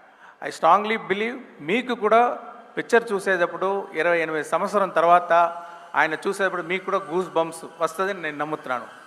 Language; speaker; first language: Telugu; non-native, learner; Tamil